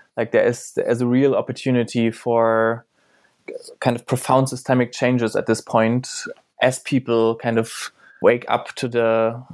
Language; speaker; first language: English; non-native, fluent; German